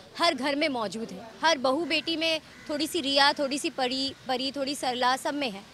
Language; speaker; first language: Hindi; native; Hindi